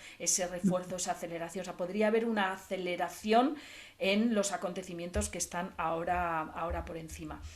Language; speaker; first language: Spanish; native; Spanish